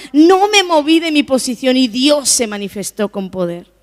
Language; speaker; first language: Spanish; native; Spanish